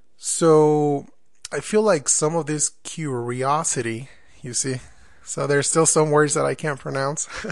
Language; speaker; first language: English; non-native, fluent; Spanish